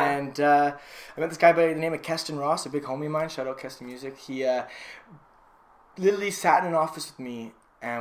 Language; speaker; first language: English; native; English